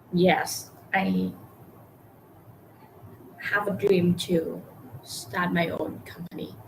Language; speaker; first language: English; non-native, learner; Thai